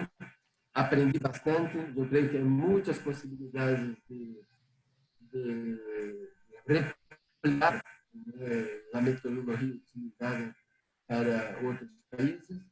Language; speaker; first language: Spanish; non-native, fluent; Portuguese